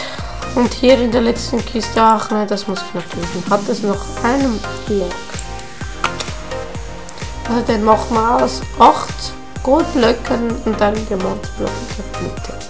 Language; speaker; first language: German; native; German